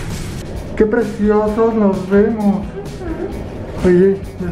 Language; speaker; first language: Spanish; native; Spanish